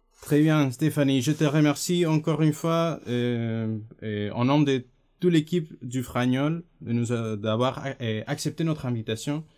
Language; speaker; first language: French; non-native, fluent; Spanish